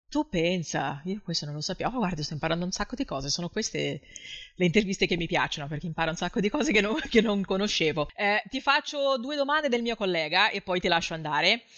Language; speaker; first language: Italian; non-native, fluent; Portuguese